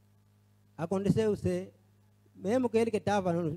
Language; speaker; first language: Portuguese; non-native, learner; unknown